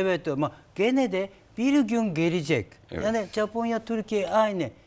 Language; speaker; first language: Turkish; non-native, learner; Japanese